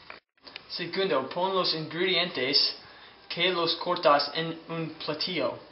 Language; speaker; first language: Spanish; non-native, learner; English